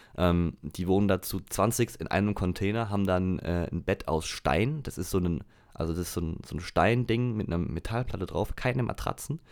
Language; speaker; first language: German; native; German